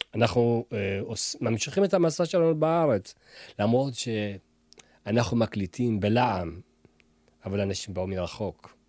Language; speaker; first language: Hebrew; early bilingual, other home language; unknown